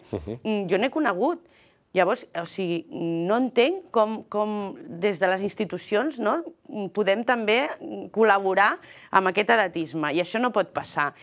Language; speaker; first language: Catalan; early bilingual, other home language; Spanish